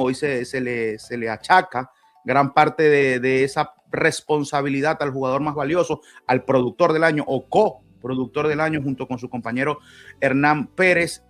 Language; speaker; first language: Spanish; native; Spanish